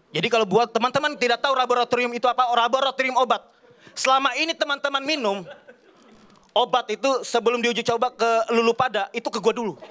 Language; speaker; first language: Indonesian; native; Indonesian